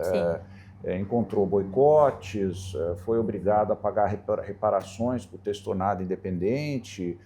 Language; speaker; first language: Portuguese; native; Portuguese